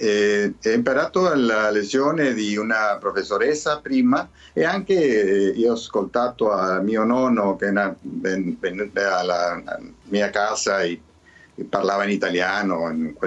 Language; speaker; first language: Italian; early bilingual, heritage; Spanish